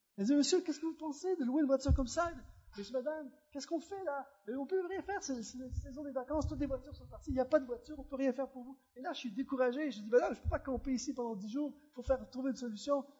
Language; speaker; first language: French; native; French